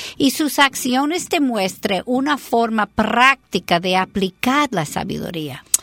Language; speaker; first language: Spanish; non-native, fluent; English